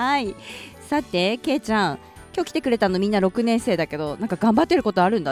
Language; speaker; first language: Japanese; native; Japanese